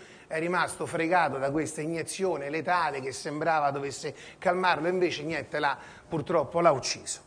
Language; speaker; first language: Italian; native; Italian